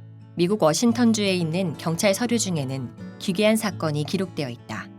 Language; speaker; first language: Korean; native; Korean